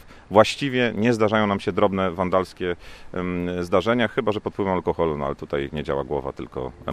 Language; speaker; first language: Polish; native; Polish